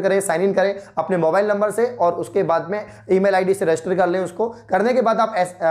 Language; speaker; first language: Hindi; native; Hindi